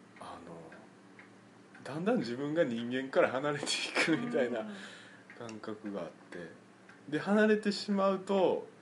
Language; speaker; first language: Japanese; native; Japanese